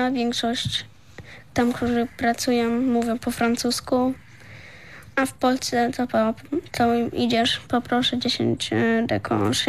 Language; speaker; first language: Polish; early bilingual, heritage; Polish